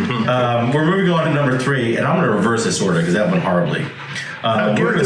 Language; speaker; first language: English; native; English